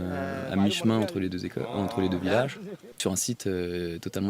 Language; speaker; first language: French; native; French